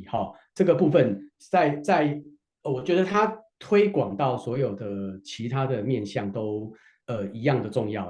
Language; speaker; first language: Chinese; native; Chinese